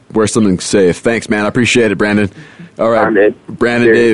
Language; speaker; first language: English; native; English